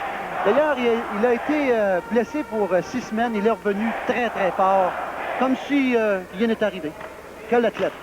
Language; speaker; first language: French; native; French